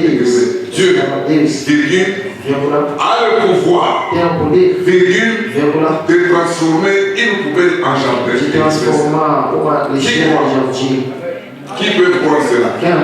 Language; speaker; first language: French; non-native, local second language; Lingala